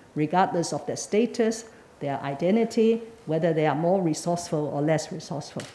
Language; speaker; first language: English; non-native, local second language; Cantonese